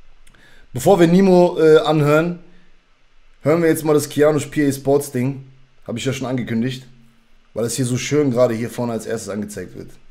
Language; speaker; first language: German; native; German